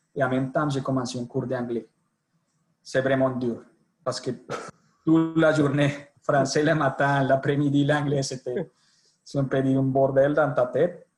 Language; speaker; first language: French; non-native, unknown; Spanish